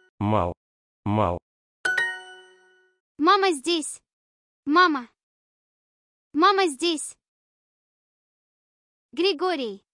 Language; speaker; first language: Russian; non-native, learner; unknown